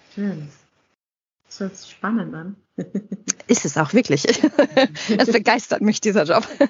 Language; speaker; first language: German; non-native, fluent; English